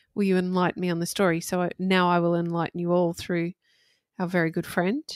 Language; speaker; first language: English; native; English